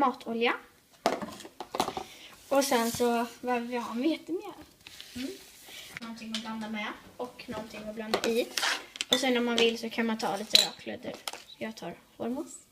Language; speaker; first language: Swedish; native; Swedish